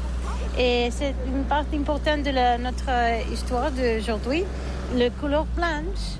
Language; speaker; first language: French; non-native, learner; Catalan